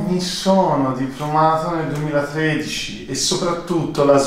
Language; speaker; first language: Italian; native; Italian